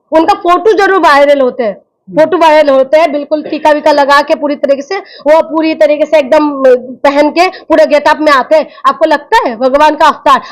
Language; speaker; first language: Hindi; non-native, local second language; Assamese